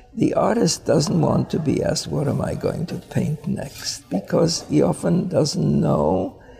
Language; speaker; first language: English; early bilingual, other home language; Polish